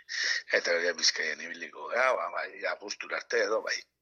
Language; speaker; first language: Basque; native; Basque